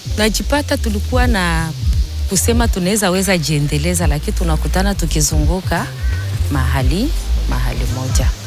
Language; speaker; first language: Swahili; native; Swahili